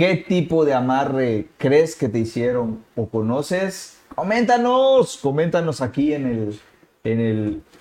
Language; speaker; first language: Spanish; native; Spanish